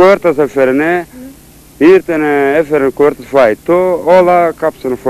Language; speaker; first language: Greek; non-native, local second language; Turkish